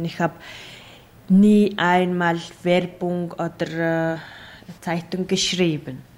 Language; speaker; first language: German; non-native, learner; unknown